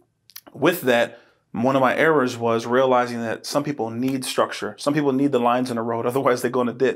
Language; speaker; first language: English; native; English